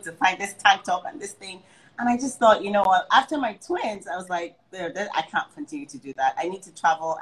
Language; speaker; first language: English; non-native, local second language; Igbo